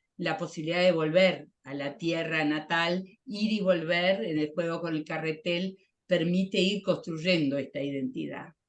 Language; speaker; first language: Spanish; native; Spanish